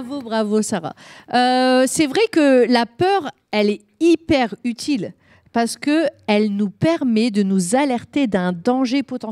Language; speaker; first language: French; native; French